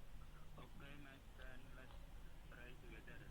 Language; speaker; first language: English; non-native, learner; Indonesian